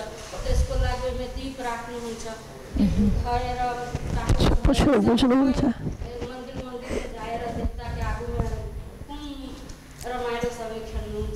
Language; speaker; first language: Nepali; non-native, local second language; Maithili